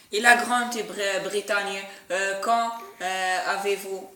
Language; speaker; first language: French; non-native, learner; Arabic